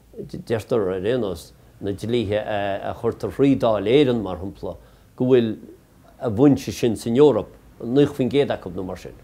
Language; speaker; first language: Irish; native; Irish